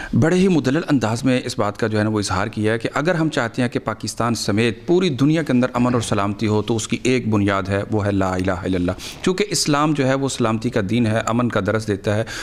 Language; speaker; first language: Urdu; non-native, local second language; Punjabi